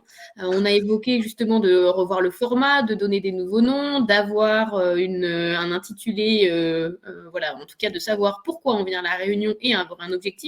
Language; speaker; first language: French; native; French